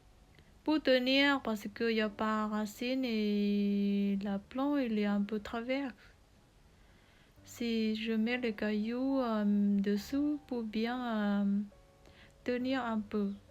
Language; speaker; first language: French; non-native, learner; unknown